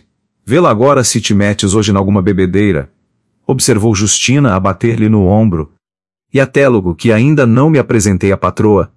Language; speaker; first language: Portuguese; native; Portuguese